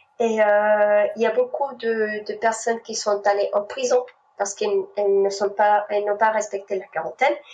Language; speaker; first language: French; non-native, fluent; Spanish